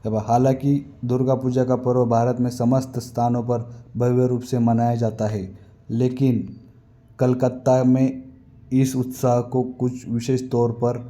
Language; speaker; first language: Hindi; non-native, local second language; Marathi